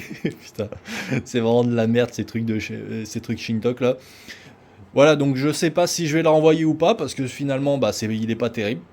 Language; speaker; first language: French; native; French